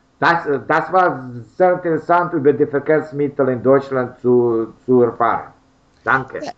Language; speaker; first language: German; non-native, learner; Russian